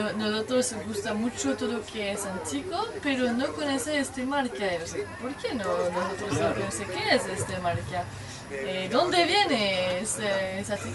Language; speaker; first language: Spanish; non-native, learner; French